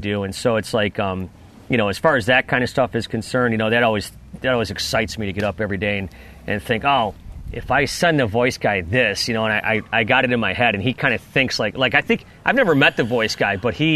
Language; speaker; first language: English; native; English